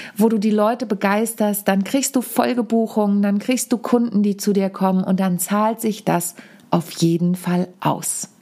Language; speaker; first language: German; native; German